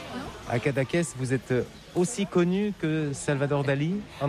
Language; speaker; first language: French; native; French